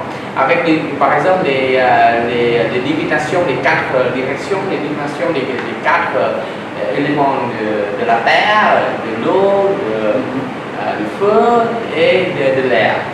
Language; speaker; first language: French; non-native, learner; Vietnamese